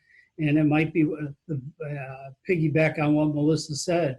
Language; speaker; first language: English; native; English